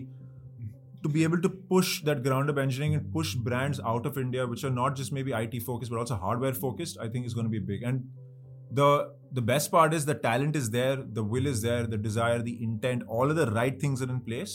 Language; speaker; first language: English; non-native, local second language; Hindi